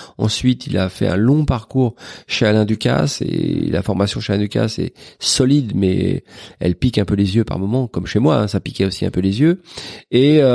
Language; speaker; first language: French; native; French